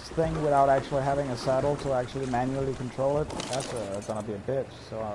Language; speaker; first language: English; non-native, fluent; Danish